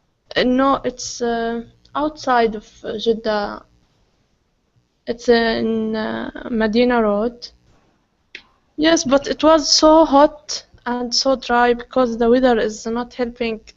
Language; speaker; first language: English; non-native, learner; Arabic